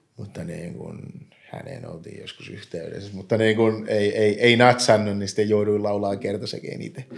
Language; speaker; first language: Finnish; early bilingual, other home language; English